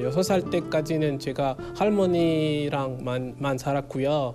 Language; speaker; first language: Korean; non-native, fluent; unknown